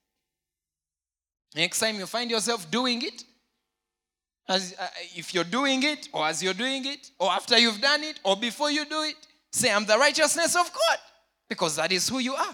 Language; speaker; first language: English; non-native, local second language; Ganda